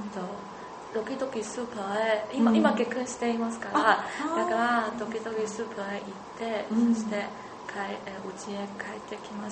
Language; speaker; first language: Japanese; non-native, learner; Chinese